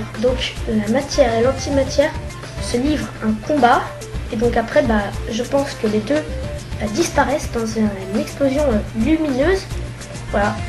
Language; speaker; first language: French; native; French